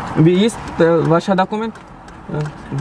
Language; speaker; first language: Russian; non-native, learner; Urdu